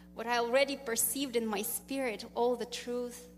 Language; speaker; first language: English; non-native, fluent; Russian